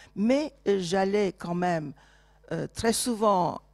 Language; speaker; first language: French; non-native, fluent; Turkish